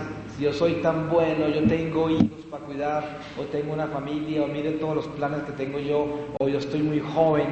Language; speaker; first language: Spanish; native; Spanish